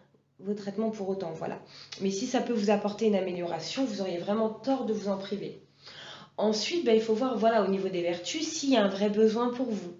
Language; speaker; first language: French; native; French